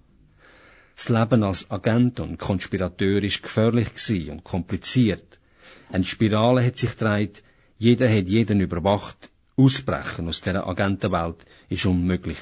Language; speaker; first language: German; native; German